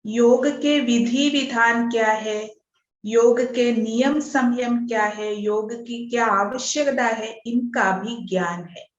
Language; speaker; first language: Hindi; non-native, local second language; Malayalam